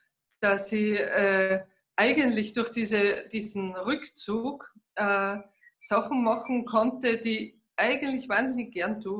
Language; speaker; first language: German; native; German